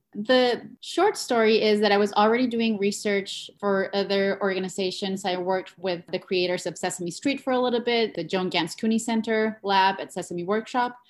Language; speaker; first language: English; non-native, fluent; Spanish